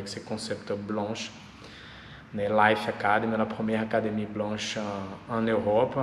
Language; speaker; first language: French; non-native, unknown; Portuguese